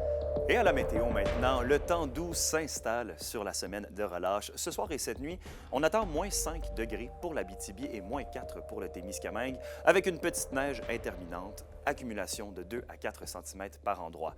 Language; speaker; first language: French; native; French